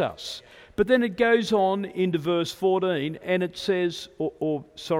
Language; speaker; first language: English; native; English